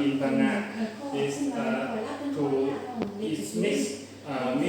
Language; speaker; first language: English; non-native, learner; Thai